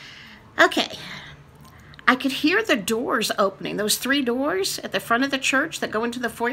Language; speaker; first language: English; native; English